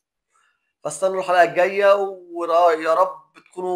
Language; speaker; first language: Arabic; native; Arabic